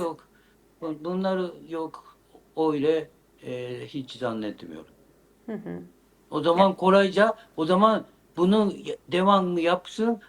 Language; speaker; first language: Turkish; non-native, learner; Japanese